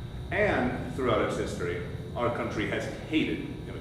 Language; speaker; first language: English; native; English